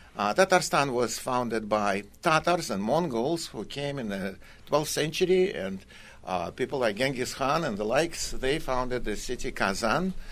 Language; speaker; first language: English; non-native, fluent; Russian